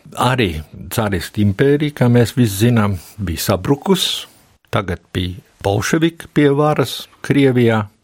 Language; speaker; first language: Latvian; early bilingual, heritage; Latvian